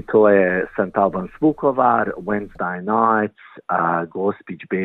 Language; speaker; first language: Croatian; early bilingual, heritage; Croatian